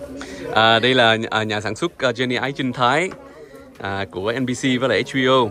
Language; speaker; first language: Vietnamese; early bilingual, heritage; Vietnamese